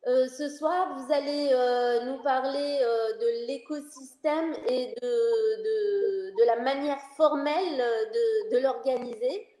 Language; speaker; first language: French; non-native, local second language; Arabic